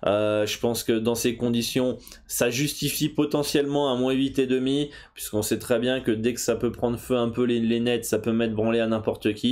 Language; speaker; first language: French; native; French